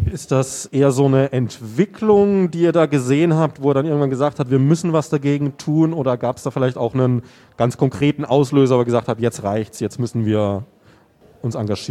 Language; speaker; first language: German; native; German